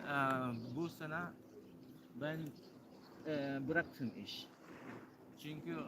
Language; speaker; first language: Turkish; non-native, learner; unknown